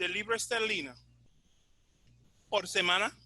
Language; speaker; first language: Spanish; non-native, fluent; English